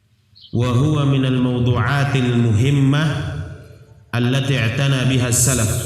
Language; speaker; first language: Arabic; non-native, fluent; Indonesian